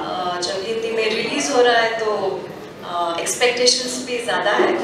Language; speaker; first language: Hindi; non-native, local second language; Kannada